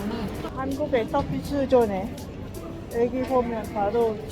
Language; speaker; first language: Korean; non-native, learner; Lao